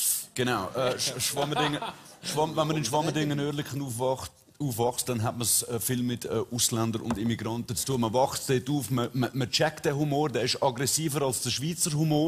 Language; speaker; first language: German; native; German